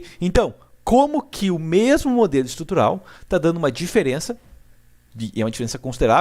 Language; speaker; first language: Portuguese; native; Portuguese